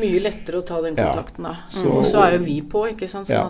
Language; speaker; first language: Norwegian; native; Norwegian